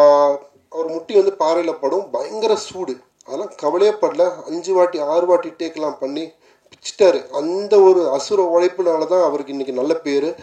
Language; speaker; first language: Tamil; native; Tamil